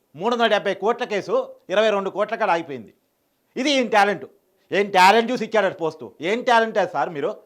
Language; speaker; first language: Telugu; native; Telugu